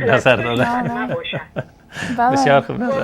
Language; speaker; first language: Persian; native; Persian